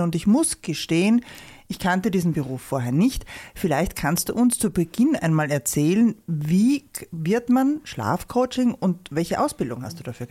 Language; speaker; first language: German; native; German